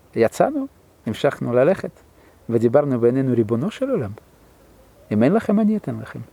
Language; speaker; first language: Hebrew; non-native, fluent; Russian